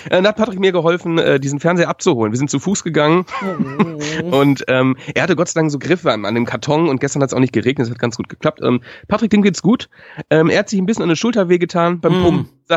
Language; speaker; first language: German; native; German